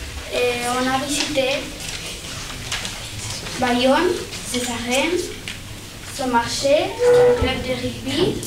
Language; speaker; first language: French; non-native, fluent; Spanish